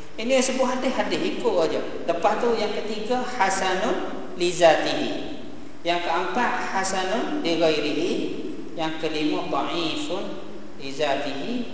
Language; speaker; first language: Malay; early bilingual, heritage; Arabic